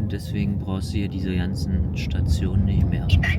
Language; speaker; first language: German; early bilingual, other home language; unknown